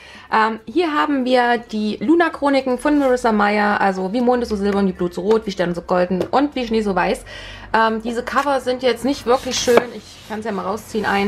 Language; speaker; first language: German; native; German